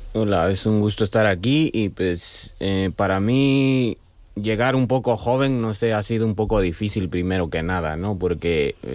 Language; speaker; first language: Spanish; early bilingual, heritage; Spanish